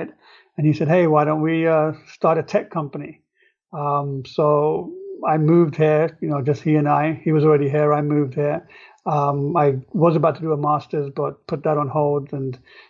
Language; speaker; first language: English; native; English